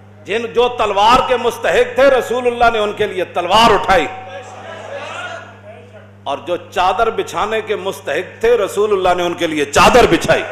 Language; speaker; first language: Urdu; non-native, local second language; Punjabi